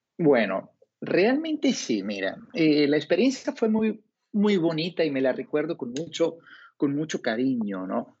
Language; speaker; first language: Spanish; native; Spanish